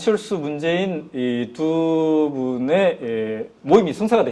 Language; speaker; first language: Korean; native; Korean